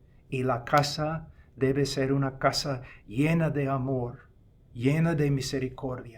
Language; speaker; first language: Spanish; non-native, fluent; English